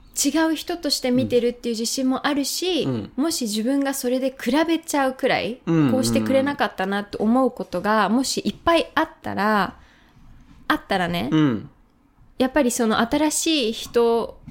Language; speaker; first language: Japanese; native; Japanese